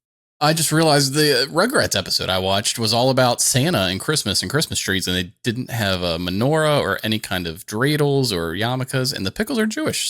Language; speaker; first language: English; native; English